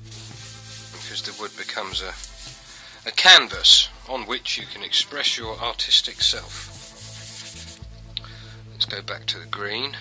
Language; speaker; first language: English; native; English